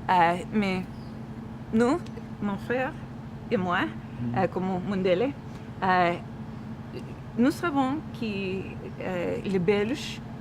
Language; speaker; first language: French; non-native, learner; English